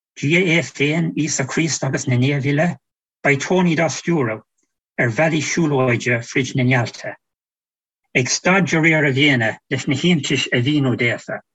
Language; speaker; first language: Irish; native; Irish